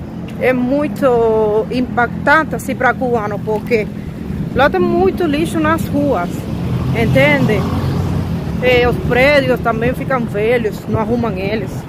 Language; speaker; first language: Portuguese; non-native, fluent; Spanish